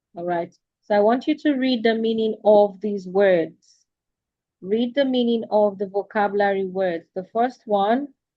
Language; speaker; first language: English; non-native, fluent; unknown